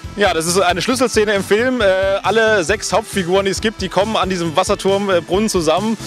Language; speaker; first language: German; native; German